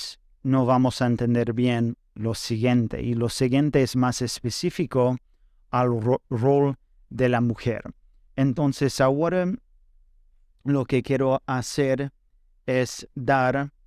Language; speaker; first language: Spanish; non-native, fluent; English